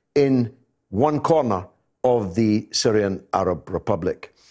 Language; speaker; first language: English; native; English